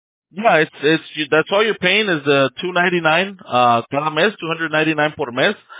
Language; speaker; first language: English; early bilingual, other home language; Spanish